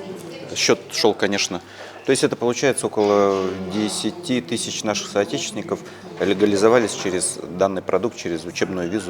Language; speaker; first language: Russian; native; Russian